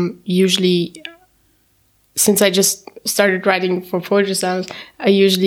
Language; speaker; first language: English; non-native, fluent; German